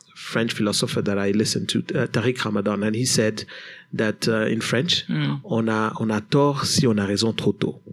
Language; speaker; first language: English; non-native, local second language; Kinyarwanda